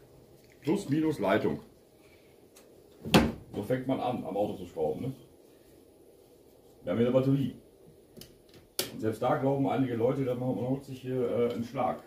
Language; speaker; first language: German; native; German